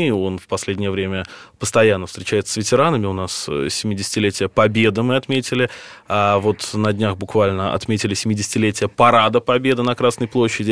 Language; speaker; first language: Russian; native; Russian